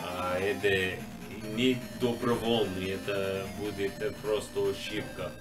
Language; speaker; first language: Russian; non-native, learner; English